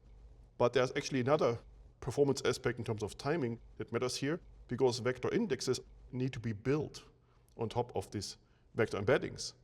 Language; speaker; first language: English; non-native, fluent; German